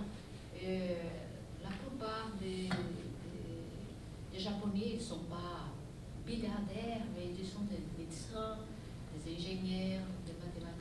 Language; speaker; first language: French; non-native, fluent; Portuguese